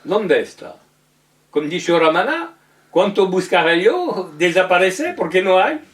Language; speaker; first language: Spanish; non-native, learner; French